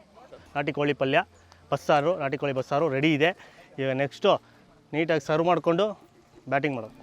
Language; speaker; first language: Kannada; native; Kannada